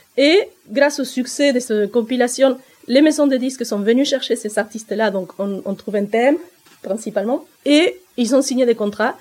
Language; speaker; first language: French; non-native, fluent; Spanish